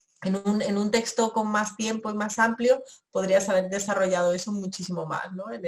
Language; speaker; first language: Spanish; native; Spanish